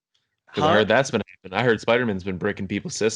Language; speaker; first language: English; native; English